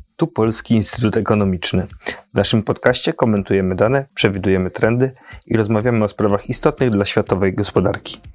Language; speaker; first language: Polish; native; Polish